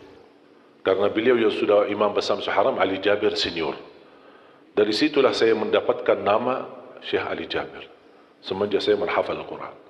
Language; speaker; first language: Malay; non-native, fluent; Arabic